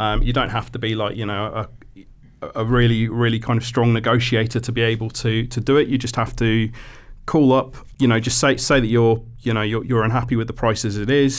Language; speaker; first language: English; native; English